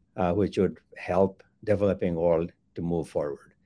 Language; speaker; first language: English; non-native, local second language; Bangla